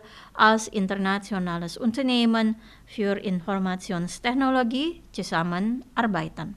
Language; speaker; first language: German; non-native, fluent; Indonesian